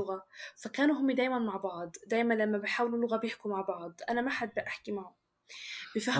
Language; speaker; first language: Arabic; native; Arabic